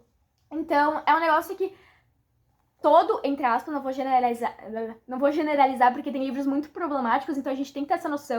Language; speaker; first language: Portuguese; native; Portuguese